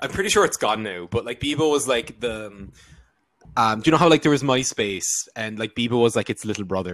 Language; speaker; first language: English; native; English